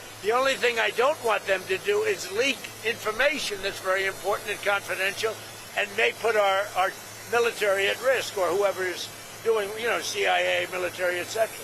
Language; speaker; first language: English; native; English